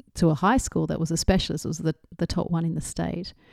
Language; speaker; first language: English; native; English